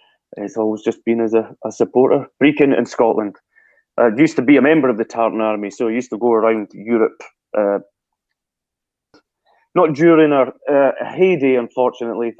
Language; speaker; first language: English; native; English